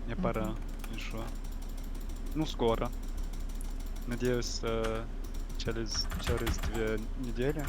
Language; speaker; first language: Russian; non-native, learner; English